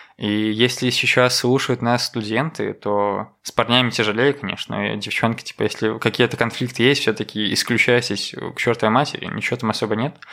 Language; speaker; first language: Russian; native; Russian